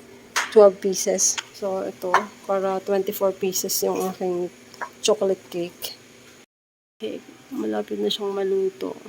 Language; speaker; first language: Filipino; native; Filipino